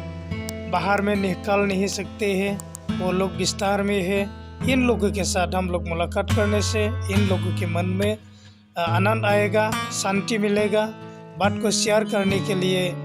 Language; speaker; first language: Hindi; non-native, local second language; Bodo